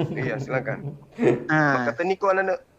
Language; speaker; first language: Indonesian; native; Indonesian